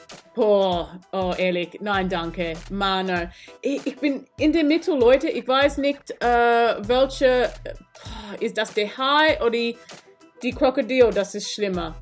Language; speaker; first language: German; non-native, learner; English